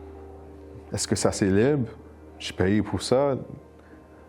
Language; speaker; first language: French; non-native, learner; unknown